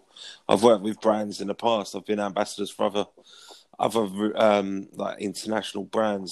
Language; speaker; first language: English; native; English